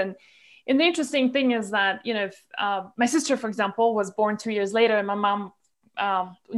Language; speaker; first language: English; non-native, local second language; Polish